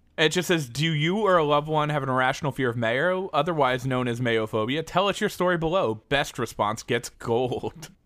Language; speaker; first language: English; native; English